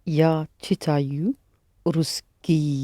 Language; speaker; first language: Russian; non-native, learner; English